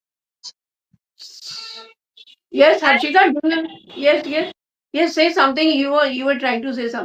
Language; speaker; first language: English; non-native, local second language; Hindi